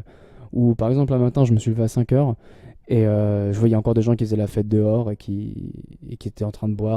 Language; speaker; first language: French; native; French